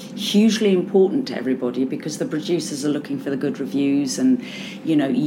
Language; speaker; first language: English; native; English